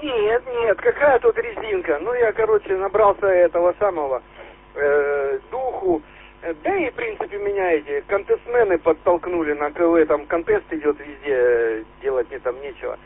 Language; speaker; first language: Russian; native; Russian